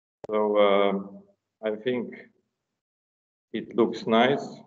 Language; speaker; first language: English; non-native, fluent; Slovenian